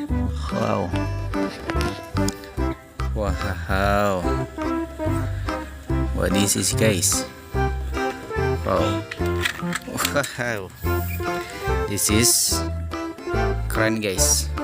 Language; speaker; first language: English; non-native, learner; Indonesian